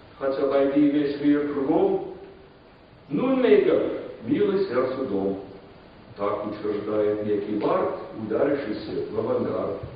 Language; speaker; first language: Russian; non-native, fluent; English